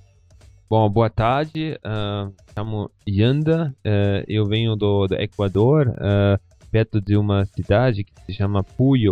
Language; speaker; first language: Portuguese; non-native, fluent; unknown